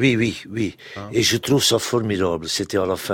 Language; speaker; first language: French; non-native, local second language; Dutch